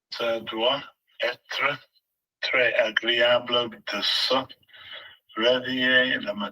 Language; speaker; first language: French; non-native, learner; English